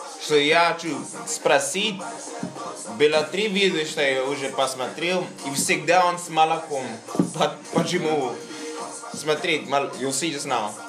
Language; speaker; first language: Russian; non-native, learner; English